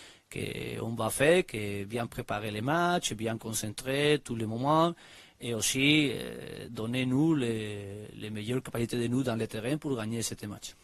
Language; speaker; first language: French; non-native, learner; Spanish